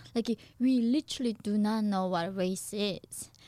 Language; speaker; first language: English; non-native, fluent; Korean